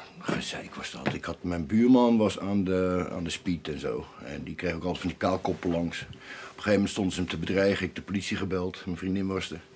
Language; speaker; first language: Dutch; native; Dutch